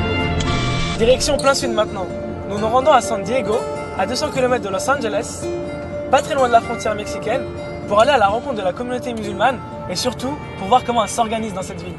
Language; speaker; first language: French; native; French